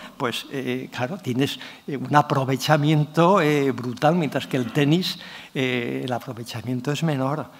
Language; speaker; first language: Spanish; non-native, local second language; Catalan